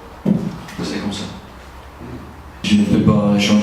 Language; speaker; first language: French; non-native, learner; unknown